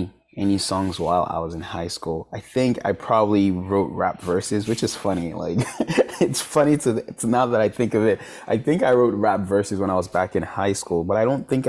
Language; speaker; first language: English; non-native, local second language; Yoruba